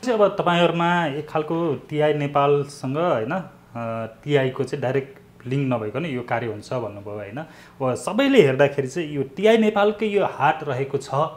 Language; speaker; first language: Nepali; native; Nepali